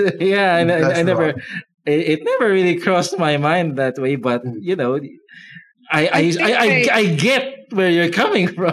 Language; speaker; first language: English; non-native, local second language; Filipino